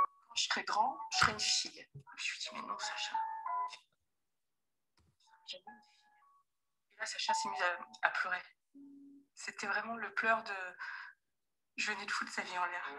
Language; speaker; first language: French; native; French